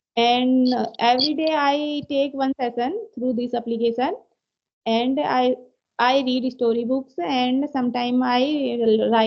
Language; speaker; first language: English; non-native, learner; Hindi